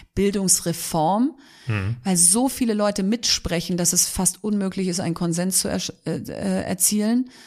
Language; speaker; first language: German; native; German